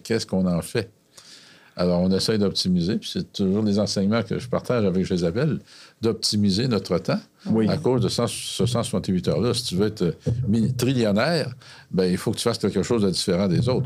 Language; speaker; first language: French; native; French